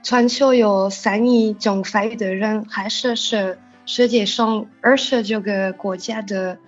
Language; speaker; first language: Chinese; non-native, learner; French